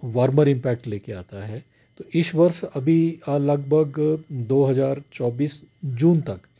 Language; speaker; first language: Hindi; native; Hindi